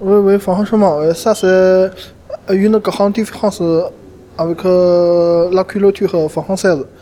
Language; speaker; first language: French; non-native, fluent; Chinese